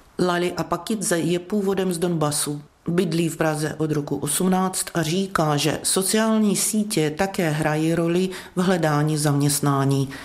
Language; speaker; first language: Czech; non-native, fluent; Ukrainian